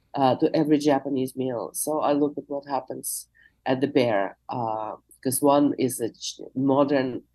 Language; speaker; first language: English; non-native, fluent; Russian